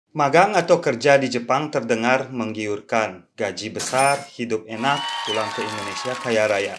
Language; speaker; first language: Indonesian; early bilingual, other home language; Japanese